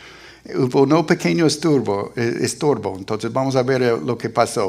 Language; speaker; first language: Spanish; non-native, fluent; English